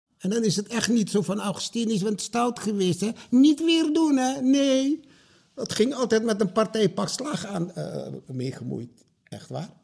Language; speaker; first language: Dutch; early bilingual, other home language; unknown